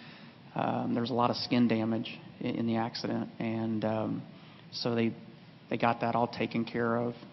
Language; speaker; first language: English; native; English